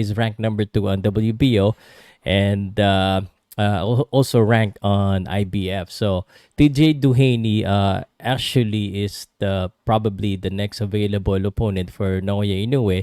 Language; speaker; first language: English; non-native, local second language; Filipino